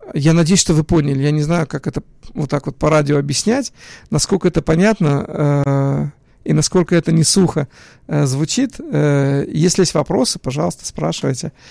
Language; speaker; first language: Russian; early bilingual, other home language; Hebrew